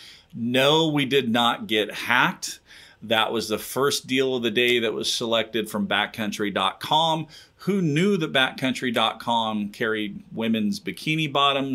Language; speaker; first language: English; native; English